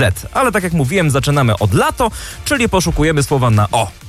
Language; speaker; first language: Polish; native; Polish